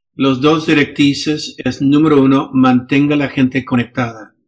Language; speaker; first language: Spanish; non-native, fluent; English